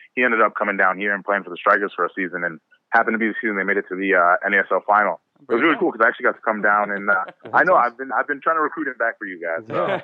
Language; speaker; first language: English; native; English